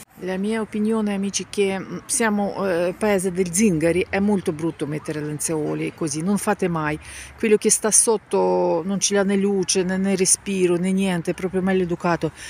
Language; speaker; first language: Italian; non-native, learner; Ukrainian